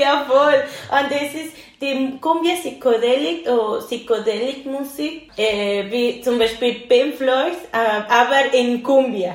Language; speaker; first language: German; non-native, learner; Spanish